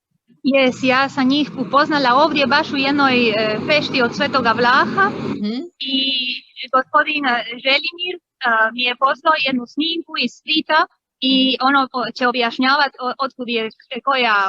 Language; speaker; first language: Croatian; early bilingual, heritage; Croatian